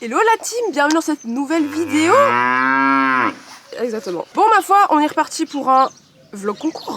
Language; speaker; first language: French; native; French